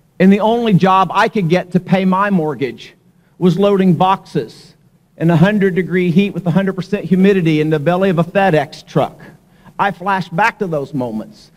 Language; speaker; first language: English; native; English